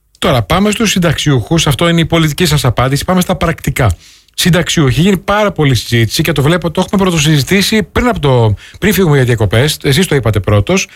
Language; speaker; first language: Greek; native; Greek